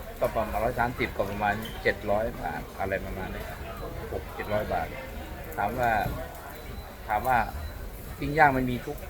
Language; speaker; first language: Thai; native; Thai